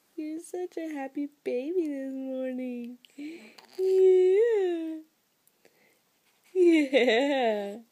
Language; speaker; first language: English; early bilingual, other home language; Spanish